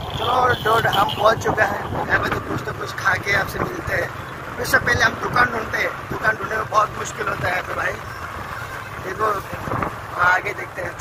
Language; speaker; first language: Hindi; non-native, local second language; Bangla